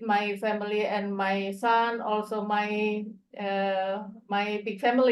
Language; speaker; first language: English; non-native, learner; Indonesian